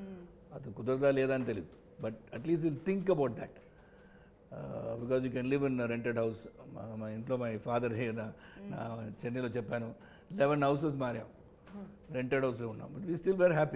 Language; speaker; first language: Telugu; non-native, local second language; Tamil